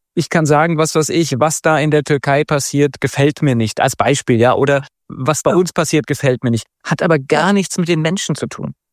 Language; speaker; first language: German; native; German